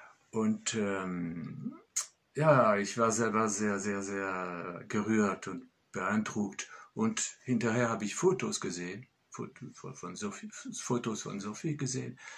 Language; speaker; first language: German; non-native, fluent; French